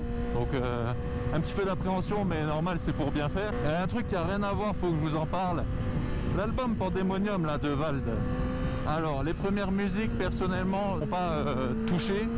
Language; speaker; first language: French; native; French